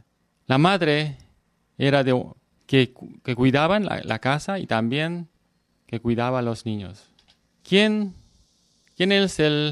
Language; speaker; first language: Spanish; non-native, learner; Korean